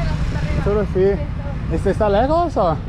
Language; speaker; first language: Spanish; non-native, learner; English